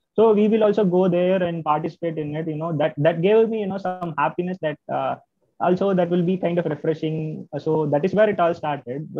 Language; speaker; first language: English; non-native, local second language; Tamil